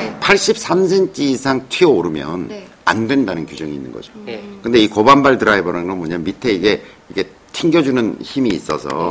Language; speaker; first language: Korean; native; Korean